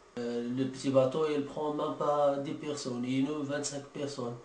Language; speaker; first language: French; non-native, learner; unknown